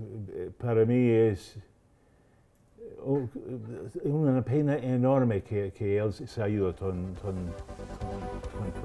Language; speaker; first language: Spanish; non-native, fluent; English